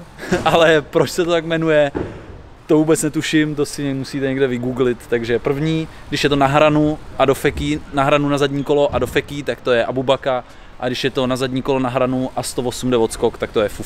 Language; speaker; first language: Czech; native; Czech